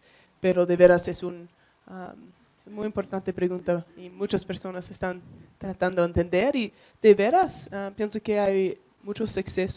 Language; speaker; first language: Spanish; non-native, learner; English